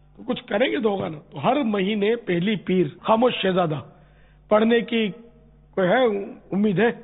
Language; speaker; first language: Urdu; non-native, local second language; Memoni